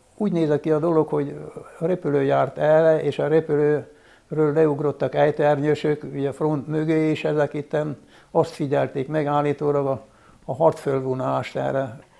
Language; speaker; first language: Hungarian; non-native, local second language; German